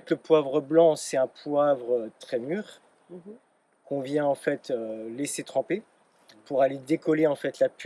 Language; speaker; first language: French; native; French